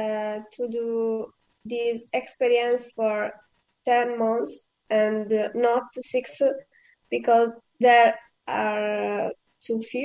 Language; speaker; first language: English; non-native, learner; Italian